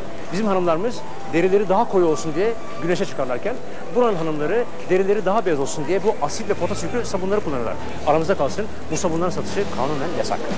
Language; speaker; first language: Turkish; native; Turkish